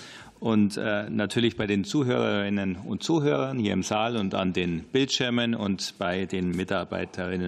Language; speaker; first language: German; native; German